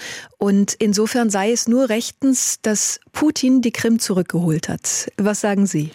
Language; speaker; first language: German; native; German